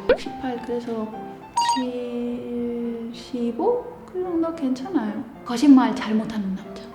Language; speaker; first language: Korean; non-native, learner; Spanish